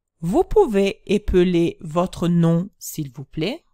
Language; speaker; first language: French; non-native, fluent; Italian